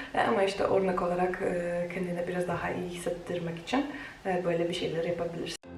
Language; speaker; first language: Turkish; non-native, fluent; Polish